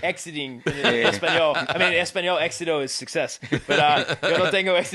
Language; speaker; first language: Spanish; non-native, learner; English